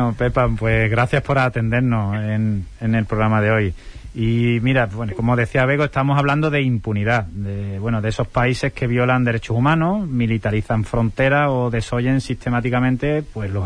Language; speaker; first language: Spanish; native; Spanish